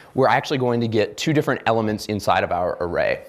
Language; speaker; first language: English; native; English